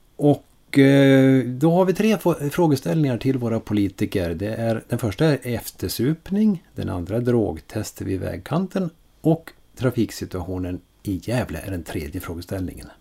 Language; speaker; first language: Swedish; native; Swedish